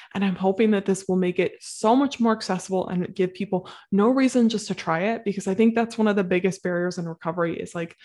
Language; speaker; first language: English; native; English